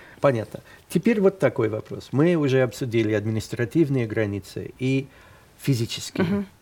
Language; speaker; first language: Russian; non-native, fluent; English